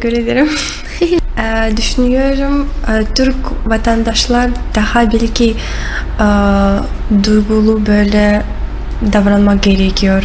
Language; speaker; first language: Turkish; non-native, learner; Russian